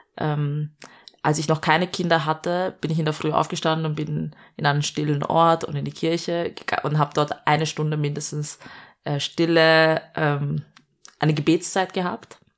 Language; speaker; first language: German; early bilingual, other home language; Malayalam